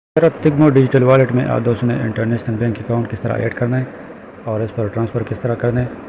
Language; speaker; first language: Urdu; non-native, local second language; Punjabi